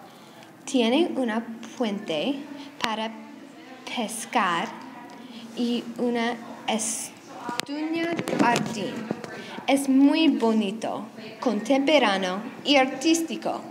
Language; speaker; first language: Spanish; non-native, learner; English